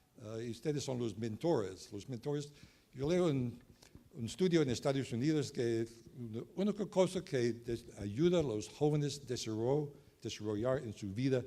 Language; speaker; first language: Spanish; non-native, learner; English